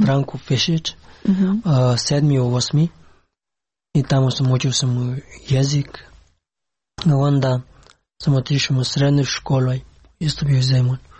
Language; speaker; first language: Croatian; non-native, learner; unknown